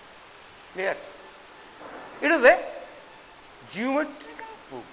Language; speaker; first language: English; non-native, local second language; Bangla